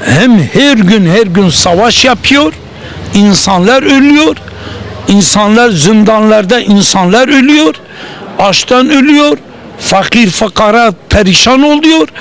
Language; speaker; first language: Turkish; non-native, local second language; Kurdish